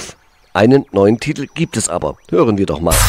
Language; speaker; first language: German; native; German